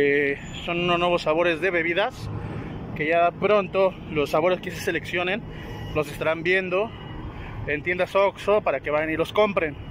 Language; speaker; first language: Spanish; native; Spanish